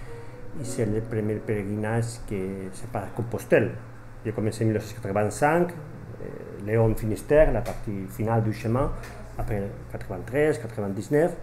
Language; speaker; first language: French; non-native, fluent; Spanish